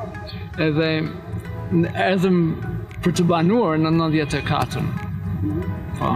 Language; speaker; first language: Albanian; non-native, learner; English